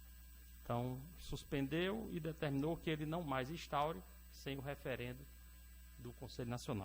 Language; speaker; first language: Portuguese; native; Portuguese